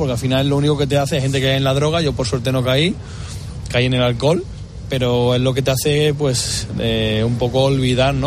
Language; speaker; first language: Spanish; native; Spanish